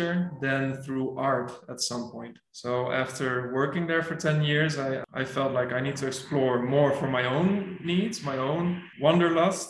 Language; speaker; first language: English; non-native, fluent; Dutch